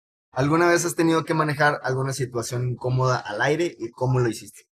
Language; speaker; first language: Spanish; native; Spanish